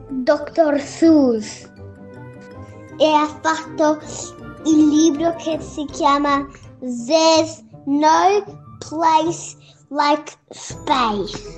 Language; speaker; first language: Italian; early bilingual, heritage; English